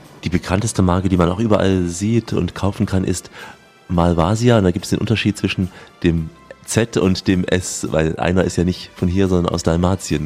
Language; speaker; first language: German; native; German